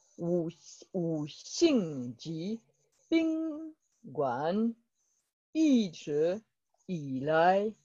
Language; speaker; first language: Chinese; non-native, learner; French